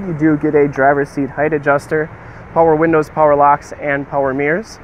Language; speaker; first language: English; native; English